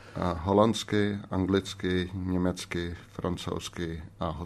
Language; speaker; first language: Czech; non-native, fluent; Dutch